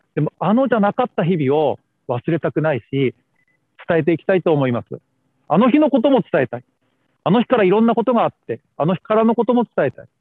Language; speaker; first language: Japanese; native; Japanese